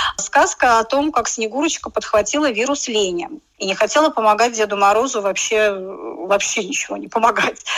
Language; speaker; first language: Russian; native; Russian